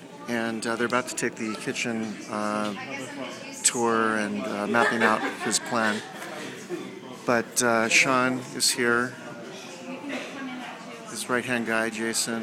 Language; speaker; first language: English; native; English